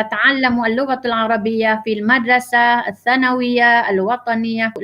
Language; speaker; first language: Arabic; non-native, fluent; Malay